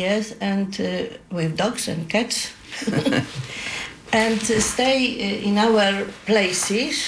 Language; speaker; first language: English; non-native, learner; Polish